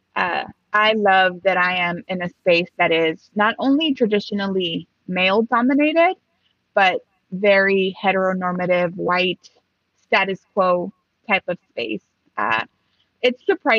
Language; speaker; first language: English; early bilingual, other home language; Spanish